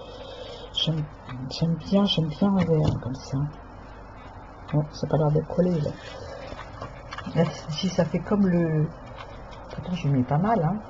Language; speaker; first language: French; native; French